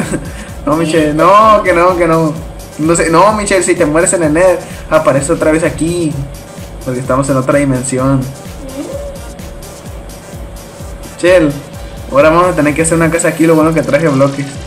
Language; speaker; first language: Spanish; native; Spanish